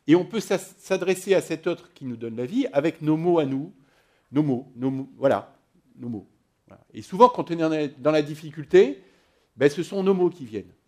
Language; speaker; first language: French; native; French